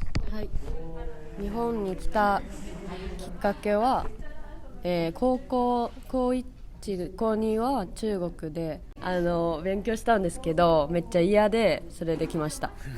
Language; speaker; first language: Japanese; non-native, fluent; Chinese